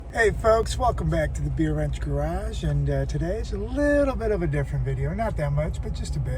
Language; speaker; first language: English; native; English